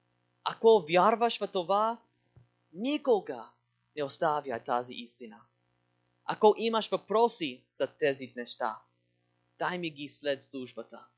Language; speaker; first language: Bulgarian; non-native, learner; English